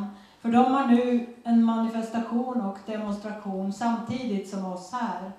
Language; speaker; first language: Swedish; native; Swedish